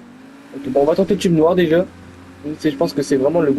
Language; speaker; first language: French; native; French